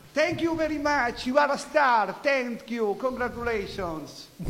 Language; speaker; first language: English; non-native, learner; Italian